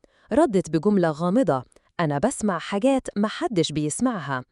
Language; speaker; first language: Arabic; native; Arabic